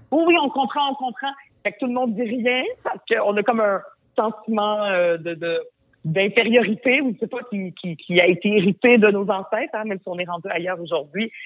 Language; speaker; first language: French; early bilingual, other home language; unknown